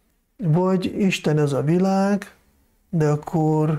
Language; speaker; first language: Hungarian; non-native, fluent; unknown